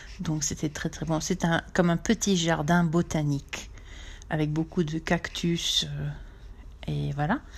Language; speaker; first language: French; non-native, fluent; English